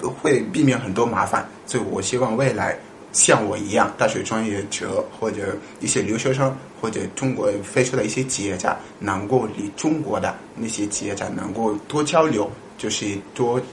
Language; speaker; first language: Chinese; non-native, fluent; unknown